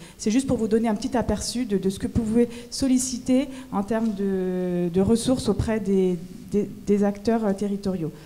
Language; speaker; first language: French; native; French